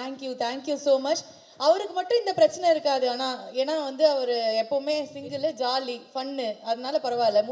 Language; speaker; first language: Tamil; native; Tamil